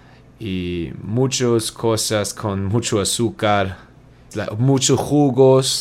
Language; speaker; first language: Spanish; non-native, learner; German